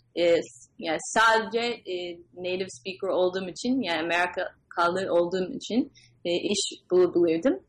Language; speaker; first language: Turkish; non-native, learner; English